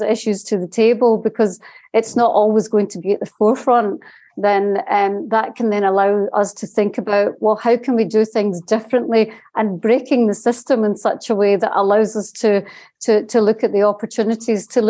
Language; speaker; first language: English; native; English